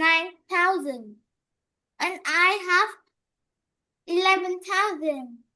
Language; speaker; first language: English; non-native, learner; Vietnamese